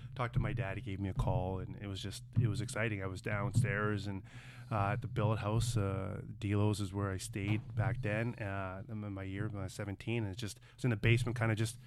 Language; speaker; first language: English; native; English